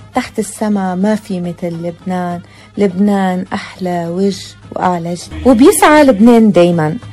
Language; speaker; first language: Arabic; native; Arabic